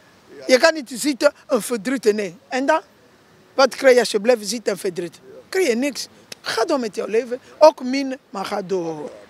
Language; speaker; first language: Dutch; non-native, learner; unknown